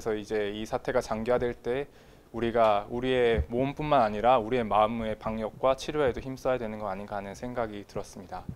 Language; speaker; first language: Korean; native; Korean